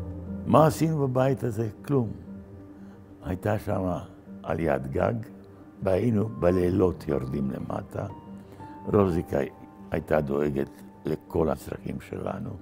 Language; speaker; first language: Hebrew; non-native, fluent; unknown